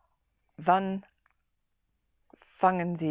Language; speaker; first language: German; non-native, learner; English